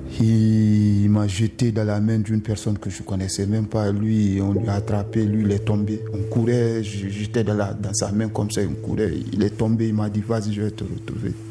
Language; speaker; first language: French; non-native, local second language; Susu